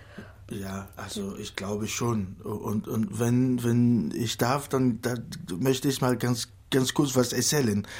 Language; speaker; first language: German; non-native, fluent; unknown